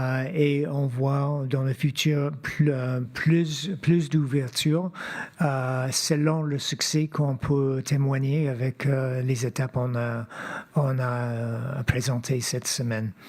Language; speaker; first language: French; non-native, fluent; English